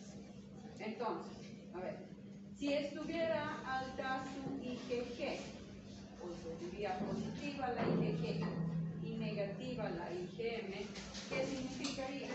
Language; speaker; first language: Spanish; native; Spanish